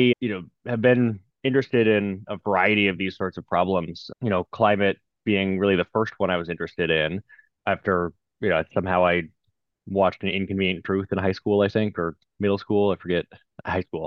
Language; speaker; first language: English; native; English